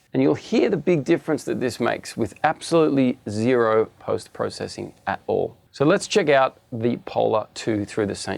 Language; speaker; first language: English; native; English